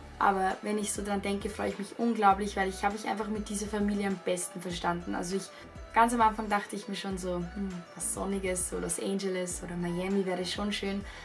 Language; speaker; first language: German; native; German